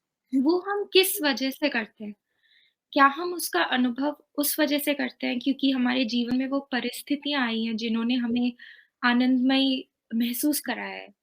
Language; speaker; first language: Hindi; native; Hindi